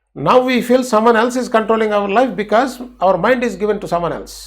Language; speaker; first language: English; non-native, local second language; Telugu